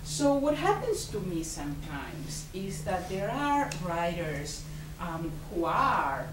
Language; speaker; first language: English; non-native, fluent; Spanish